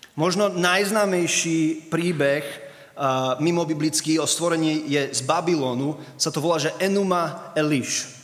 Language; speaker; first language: Slovak; early bilingual, other home language; English